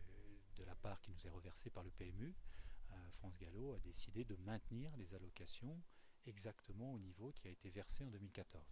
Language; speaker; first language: French; native; French